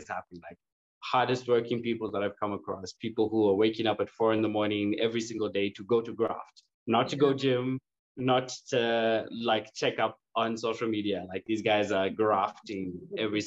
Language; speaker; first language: English; native; English